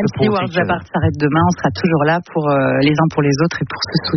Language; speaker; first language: French; native; French